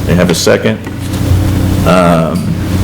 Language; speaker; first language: English; native; English